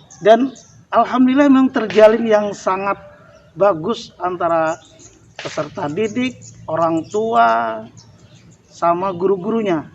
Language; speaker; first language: Indonesian; non-native, local second language; Banjar